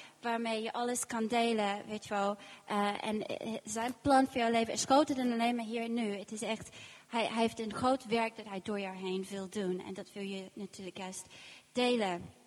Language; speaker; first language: Dutch; non-native, fluent; English